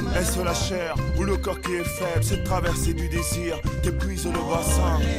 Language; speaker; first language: French; native; French